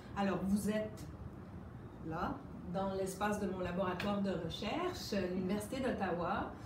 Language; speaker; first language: French; native; French